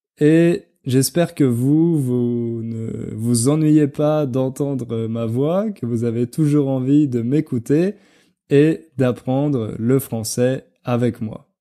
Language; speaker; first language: French; native; French